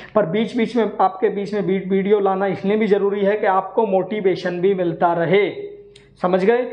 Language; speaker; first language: Hindi; native; Hindi